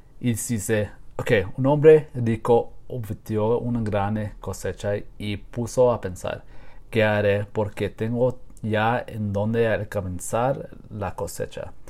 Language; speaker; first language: Spanish; non-native, learner; English